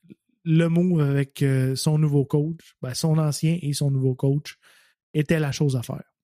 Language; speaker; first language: French; native; French